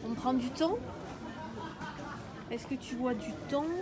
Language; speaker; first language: French; native; French